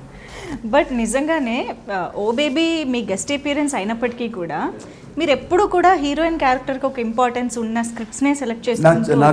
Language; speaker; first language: Telugu; native; Telugu